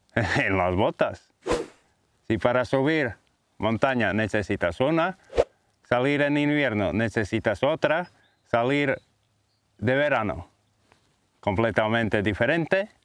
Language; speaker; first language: Spanish; non-native, fluent; Latvian